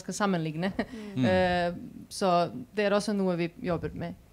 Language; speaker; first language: Swedish; non-native, fluent; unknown